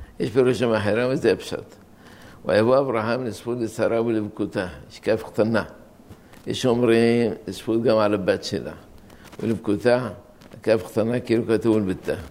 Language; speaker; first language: Hebrew; non-native, fluent; Arabic